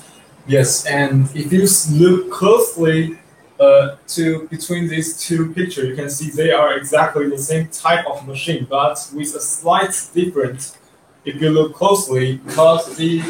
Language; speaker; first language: English; non-native, learner; Chinese